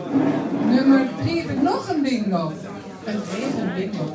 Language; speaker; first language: Dutch; native; Dutch